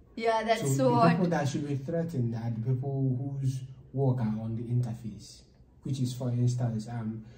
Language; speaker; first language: English; non-native, local second language; Igbo